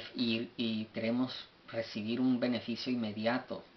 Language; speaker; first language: Spanish; early bilingual, heritage; Spanish